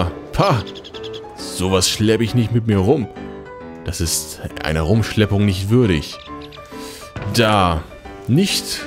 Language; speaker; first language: German; native; German